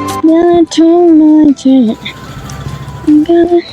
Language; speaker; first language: English; non-native, learner; Chinese